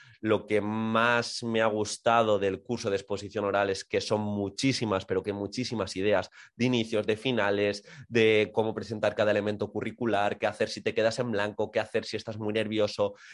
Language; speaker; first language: Spanish; native; Spanish